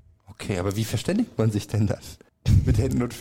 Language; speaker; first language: German; native; German